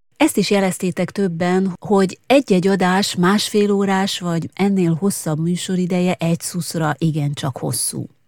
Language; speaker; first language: Hungarian; native; Hungarian